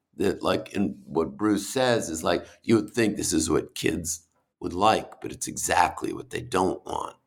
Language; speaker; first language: English; native; English